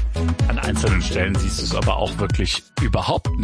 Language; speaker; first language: German; native; German